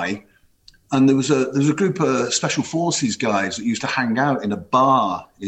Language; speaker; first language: English; native; English